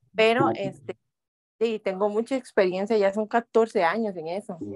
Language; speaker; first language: Spanish; native; Spanish